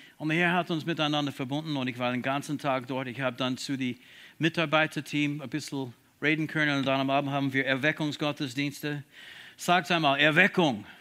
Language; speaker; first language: German; non-native, fluent; English